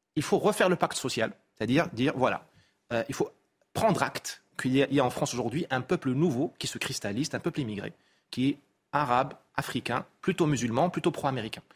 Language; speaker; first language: French; non-native, local second language; Arabic